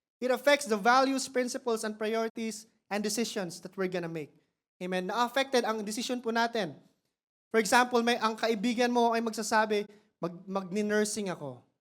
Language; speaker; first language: Filipino; non-native, local second language; Cebuano